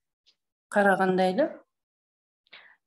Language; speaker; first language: Turkish; non-native, learner; Kyrgyz